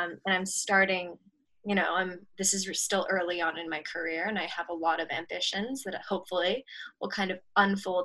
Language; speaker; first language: English; native; English